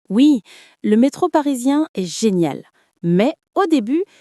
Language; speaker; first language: French; non-native, fluent; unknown